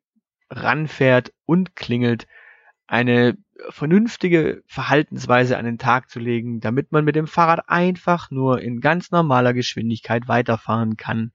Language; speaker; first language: German; native; German